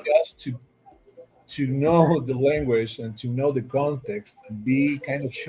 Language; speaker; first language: English; non-native, fluent; Spanish